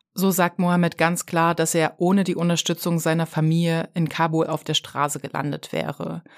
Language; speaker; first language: German; native; German